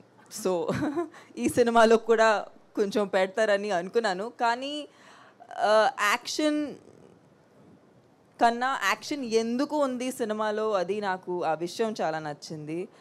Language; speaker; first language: Telugu; non-native, fluent; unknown